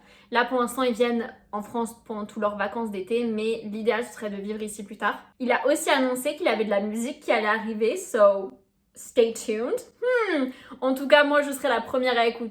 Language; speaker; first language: French; native; French